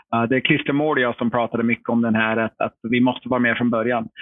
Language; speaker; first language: Swedish; non-native, fluent; English